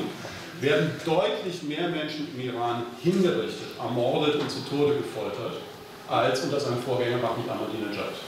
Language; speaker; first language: German; native; German